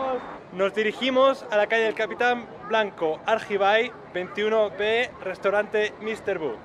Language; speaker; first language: Spanish; native; Spanish